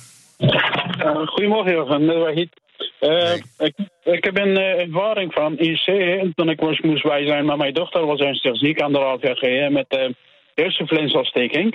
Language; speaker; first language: Dutch; non-native, fluent; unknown